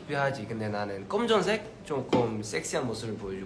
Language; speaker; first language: Korean; early bilingual, heritage; Korean